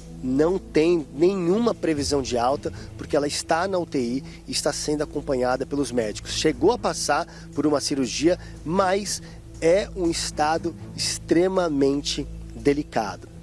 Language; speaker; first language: Portuguese; native; Portuguese